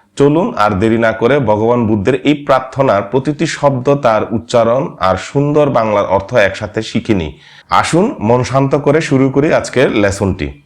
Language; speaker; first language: Bangla; non-native, local second language; Marma